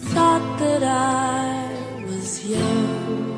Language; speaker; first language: English; native; English